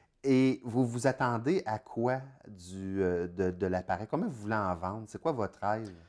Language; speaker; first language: French; native; French